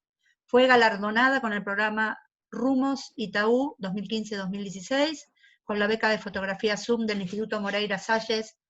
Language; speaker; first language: Spanish; native; Spanish